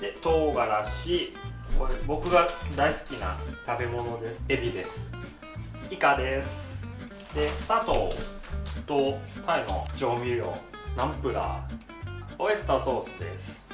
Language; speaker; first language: Japanese; non-native, learner; Thai